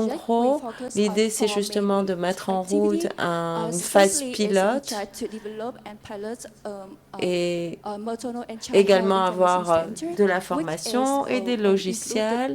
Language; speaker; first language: French; non-native, fluent; Vietnamese